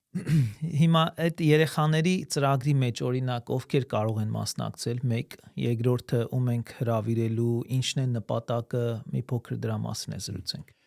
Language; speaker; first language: Armenian; early bilingual, heritage; Armenian